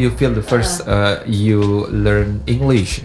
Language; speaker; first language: English; non-native, learner; Indonesian